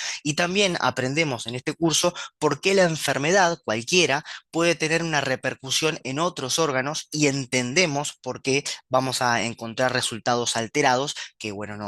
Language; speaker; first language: Spanish; native; Spanish